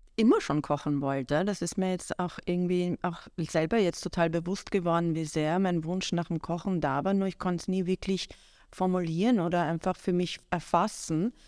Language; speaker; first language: German; early bilingual, other home language; Persian